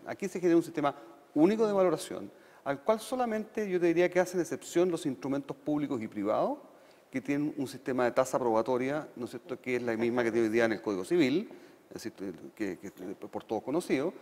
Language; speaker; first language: Spanish; native; Spanish